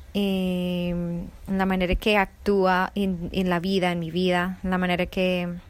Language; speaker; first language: Spanish; non-native, fluent; English